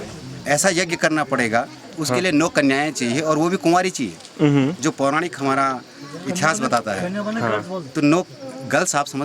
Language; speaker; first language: Hindi; native; Hindi